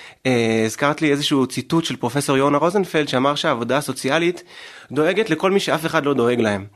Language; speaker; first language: Hebrew; native; Hebrew